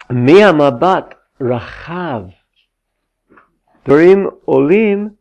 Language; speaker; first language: Hebrew; non-native, fluent; English